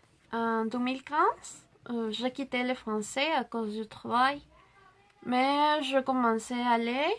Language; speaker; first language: French; non-native, learner; Spanish